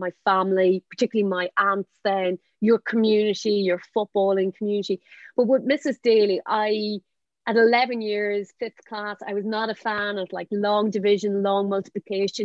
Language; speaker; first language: English; native; English